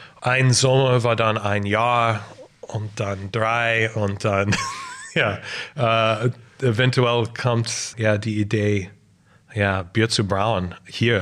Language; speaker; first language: German; non-native, fluent; English